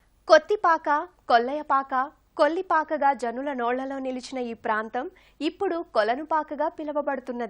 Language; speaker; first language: Telugu; native; Telugu